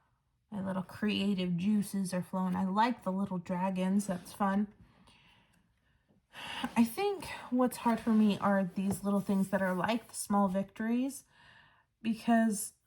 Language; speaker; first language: English; native; English